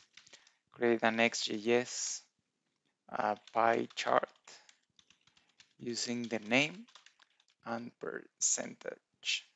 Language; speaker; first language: English; non-native, fluent; Spanish